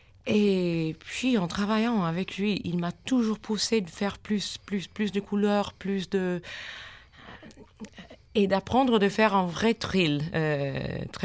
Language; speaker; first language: French; non-native, fluent; English